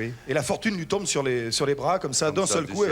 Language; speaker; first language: French; native; French